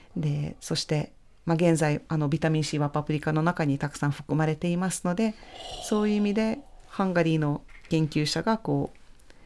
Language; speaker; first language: Japanese; non-native, fluent; Hungarian